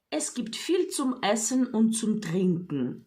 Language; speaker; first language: German; non-native, fluent; Ukrainian